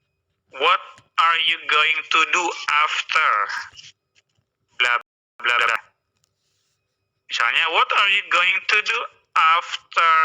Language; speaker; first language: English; non-native, fluent; Indonesian